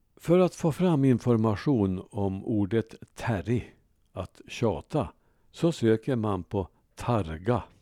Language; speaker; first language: Swedish; native; Swedish